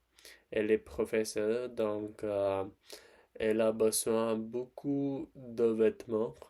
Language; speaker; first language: French; non-native, learner; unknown